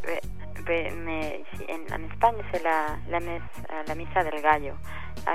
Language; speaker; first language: French; non-native, fluent; Spanish